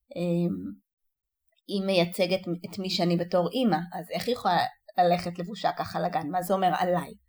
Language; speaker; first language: Hebrew; native; Hebrew